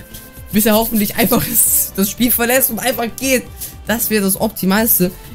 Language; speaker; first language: German; native; German